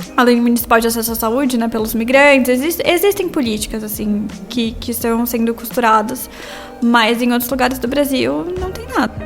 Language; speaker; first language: Portuguese; native; Portuguese